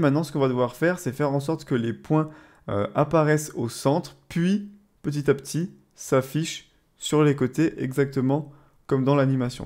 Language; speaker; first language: French; native; French